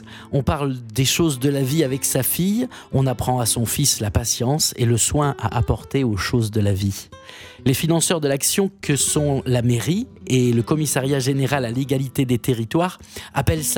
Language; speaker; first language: French; native; French